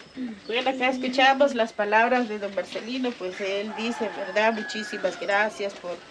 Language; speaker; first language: Spanish; non-native, local second language; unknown